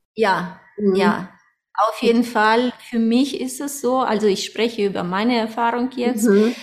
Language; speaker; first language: German; early bilingual, other home language; Russian